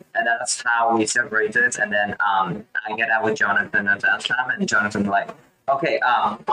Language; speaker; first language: English; non-native, learner; Vietnamese